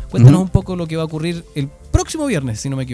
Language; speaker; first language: Spanish; native; Spanish